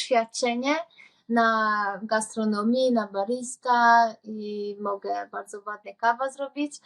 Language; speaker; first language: Polish; non-native, learner; Hungarian